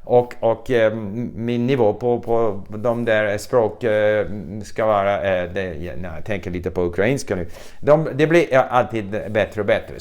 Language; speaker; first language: Swedish; non-native, fluent; English